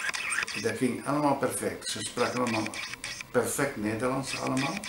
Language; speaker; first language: Dutch; non-native, fluent; Italian